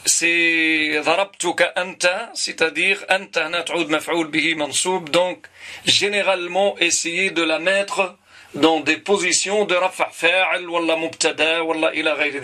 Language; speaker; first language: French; non-native, local second language; Arabic